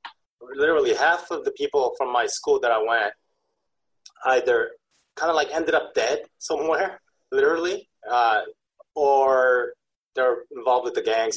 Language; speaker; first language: English; early bilingual, other home language; Korean